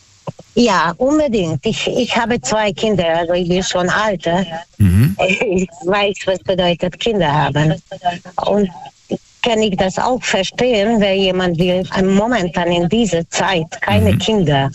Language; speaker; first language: German; non-native, learner; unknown